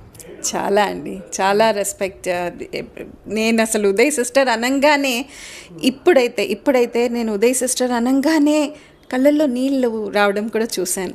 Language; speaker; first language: Telugu; native; Telugu